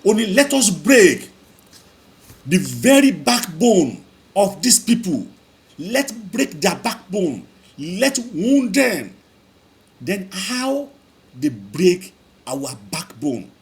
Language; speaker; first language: English; non-native, local second language; Yoruba